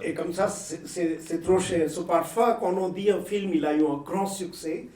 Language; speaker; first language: French; non-native, fluent; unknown